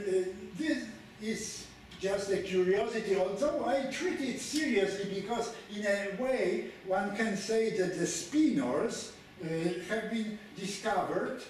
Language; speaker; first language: English; non-native, fluent; Polish